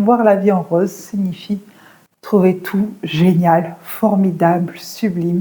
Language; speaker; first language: French; native; French